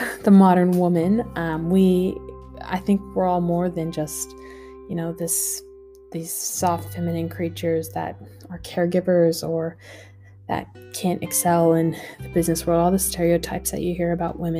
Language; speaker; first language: English; native; English